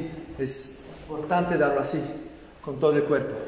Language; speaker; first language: Spanish; non-native, fluent; Italian